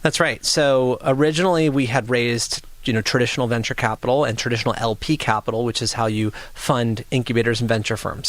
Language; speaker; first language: English; native; English